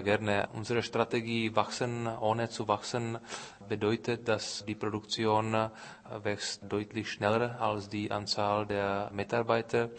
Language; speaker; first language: German; non-native, fluent; Czech